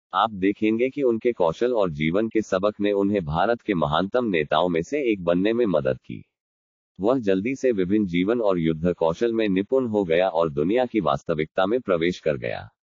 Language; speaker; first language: Hindi; non-native, local second language; Marathi